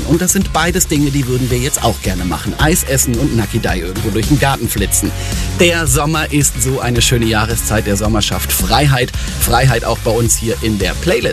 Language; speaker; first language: German; native; German